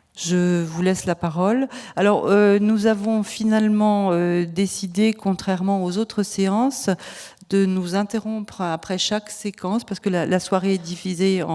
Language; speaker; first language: French; native; French